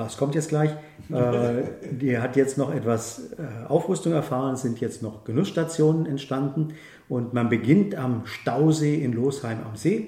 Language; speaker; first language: German; native; German